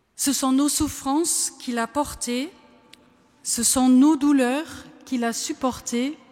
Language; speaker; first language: French; non-native, fluent; German